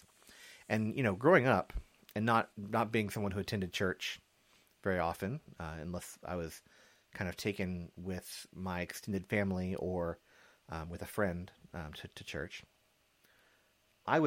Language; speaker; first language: English; native; English